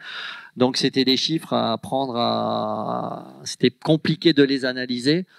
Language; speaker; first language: French; native; French